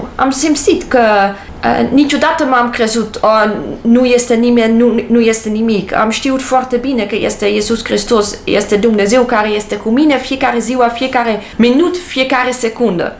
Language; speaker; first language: Romanian; non-native, learner; English